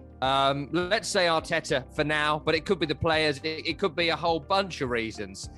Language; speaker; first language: English; native; English